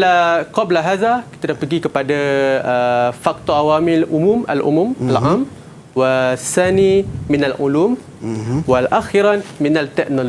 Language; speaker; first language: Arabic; non-native, fluent; Malay